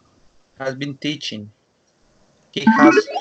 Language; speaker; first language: English; non-native, learner; Spanish